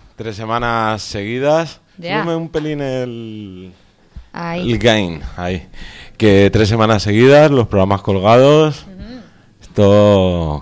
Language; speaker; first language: Spanish; native; Spanish